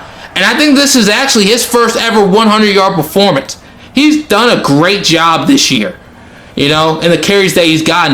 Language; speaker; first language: English; native; English